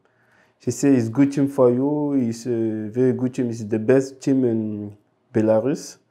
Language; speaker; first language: English; non-native, local second language; French